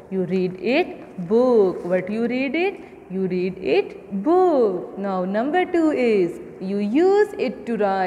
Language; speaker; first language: English; non-native, local second language; Urdu